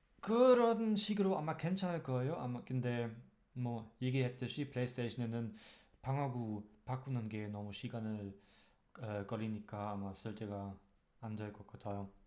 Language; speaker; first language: Korean; non-native, learner; German